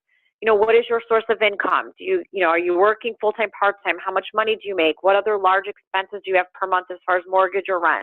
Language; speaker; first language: English; native; English